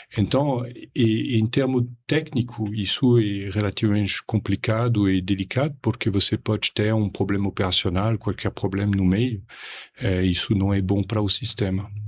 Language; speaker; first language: Portuguese; non-native, fluent; French